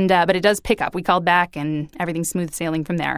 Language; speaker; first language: English; native; English